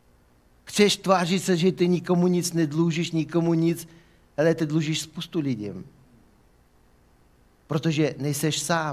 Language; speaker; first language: Czech; non-native, fluent; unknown